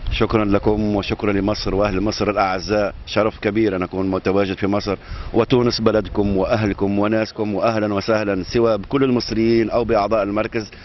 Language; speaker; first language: Arabic; native; Arabic